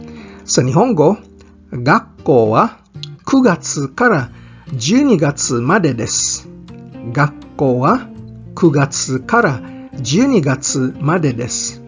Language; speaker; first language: Japanese; non-native, fluent; Filipino